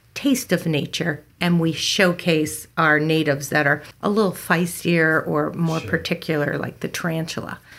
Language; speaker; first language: English; native; English